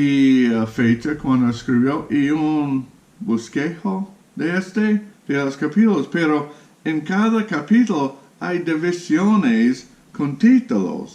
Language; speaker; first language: Spanish; non-native, fluent; English